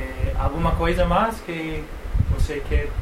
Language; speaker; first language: Portuguese; non-native, learner; Spanish